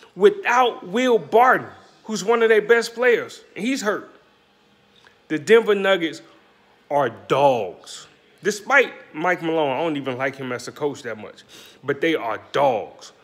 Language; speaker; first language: English; native; English